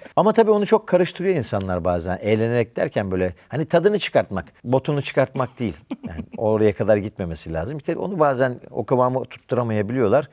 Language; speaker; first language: Turkish; native; Turkish